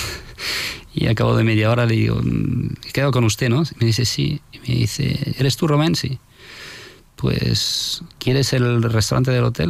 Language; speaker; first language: Spanish; non-native, fluent; French